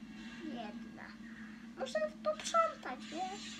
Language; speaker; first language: Polish; early bilingual, other home language; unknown